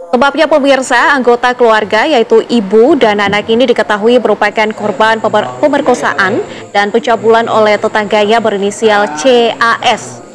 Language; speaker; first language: Indonesian; native; Indonesian